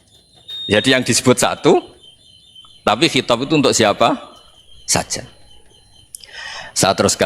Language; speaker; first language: Indonesian; non-native, local second language; Javanese